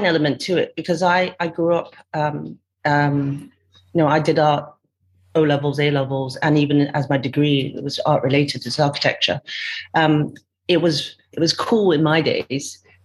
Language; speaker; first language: English; non-native, local second language; Cantonese